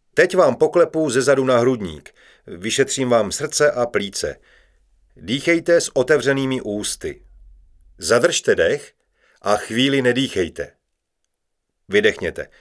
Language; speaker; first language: Czech; non-native, learner; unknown